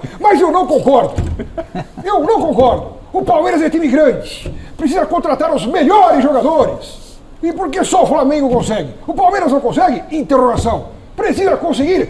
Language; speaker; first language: Portuguese; native; Portuguese